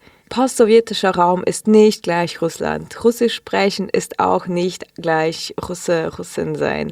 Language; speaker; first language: German; early bilingual, other home language; Russian